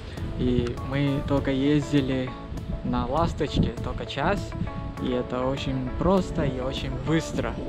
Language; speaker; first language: Russian; non-native, learner; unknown